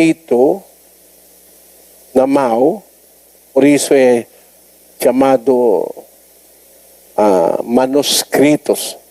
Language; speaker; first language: Portuguese; non-native, learner; Filipino